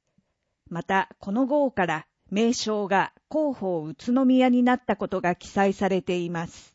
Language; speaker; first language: Japanese; native; Japanese